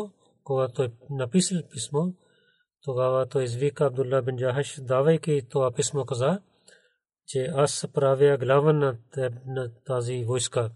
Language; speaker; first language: Bulgarian; non-native, learner; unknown